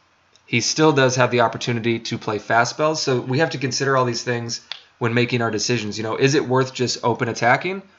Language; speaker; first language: English; native; English